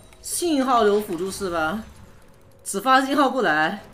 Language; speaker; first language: Chinese; native; Chinese